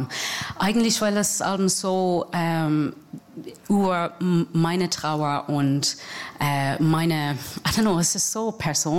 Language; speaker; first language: German; non-native, learner; English